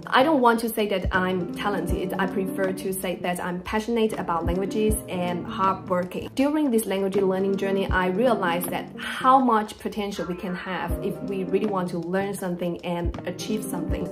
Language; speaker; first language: English; non-native, fluent; Chinese